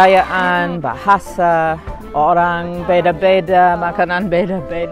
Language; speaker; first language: Indonesian; non-native, fluent; English